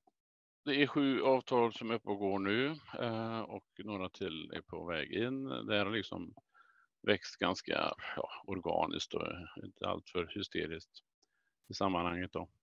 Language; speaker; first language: Swedish; native; Swedish